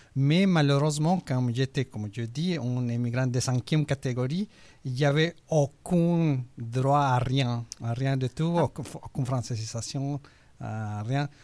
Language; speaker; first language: French; non-native, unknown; Spanish